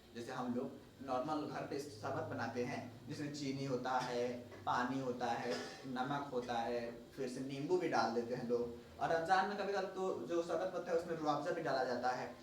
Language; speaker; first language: Hindi; native; Hindi